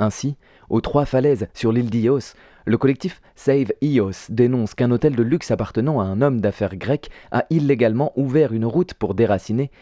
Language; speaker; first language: French; native; French